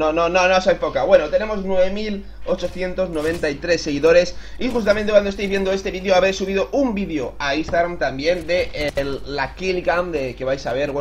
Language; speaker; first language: Spanish; native; Spanish